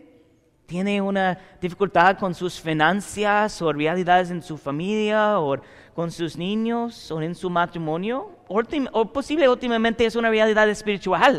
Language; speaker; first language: Spanish; non-native, learner; English